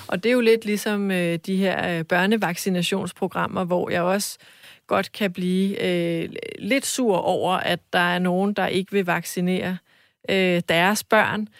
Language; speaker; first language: Danish; early bilingual, other home language; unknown